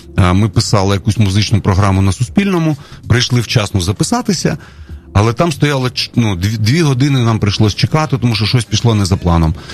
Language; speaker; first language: Ukrainian; non-native, local second language; Russian